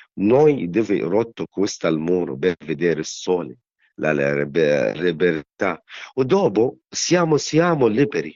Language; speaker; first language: Italian; non-native, learner; Arabic